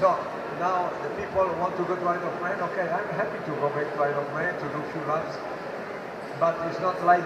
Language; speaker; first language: English; non-native, learner; Italian